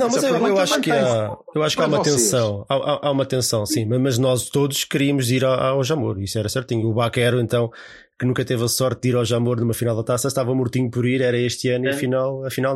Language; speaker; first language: Portuguese; native; Portuguese